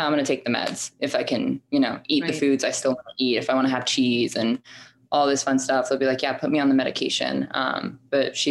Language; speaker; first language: English; native; English